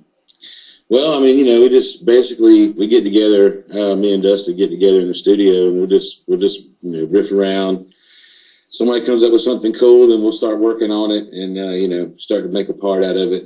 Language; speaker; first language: English; native; English